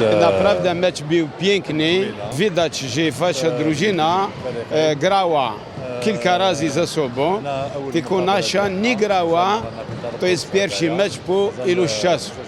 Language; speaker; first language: Polish; non-native, learner; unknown